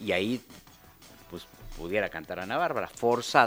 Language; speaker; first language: Spanish; native; Spanish